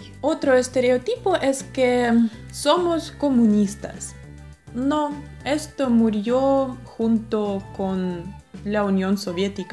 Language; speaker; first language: Spanish; non-native, fluent; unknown